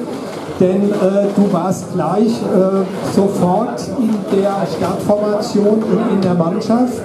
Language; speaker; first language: German; native; German